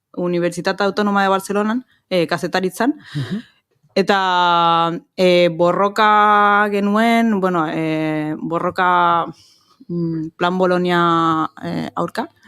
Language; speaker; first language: Basque; non-native, learner; Spanish